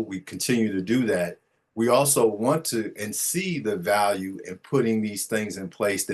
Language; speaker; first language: English; native; English